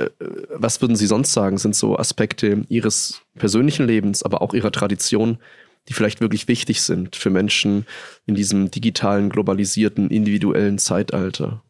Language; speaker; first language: German; native; German